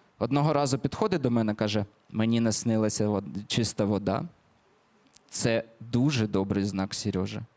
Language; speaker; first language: Ukrainian; non-native, local second language; Russian